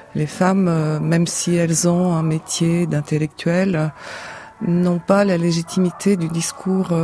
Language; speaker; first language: French; non-native, fluent; Bulgarian